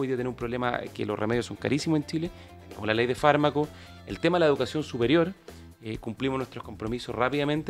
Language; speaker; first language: Spanish; native; Spanish